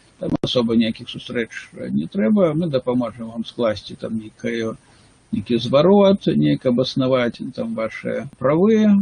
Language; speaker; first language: Belarusian; non-native, local second language; Russian